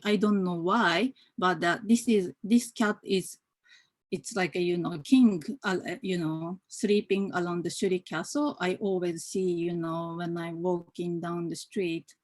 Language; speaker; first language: English; non-native, fluent; Japanese